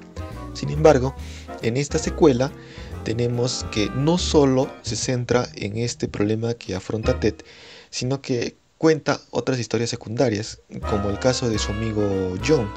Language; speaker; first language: Spanish; native; Spanish